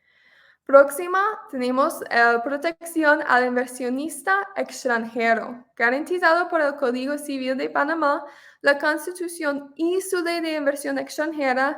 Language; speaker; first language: Spanish; non-native, fluent; English